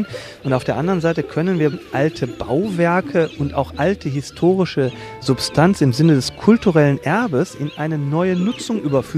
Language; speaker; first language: German; native; German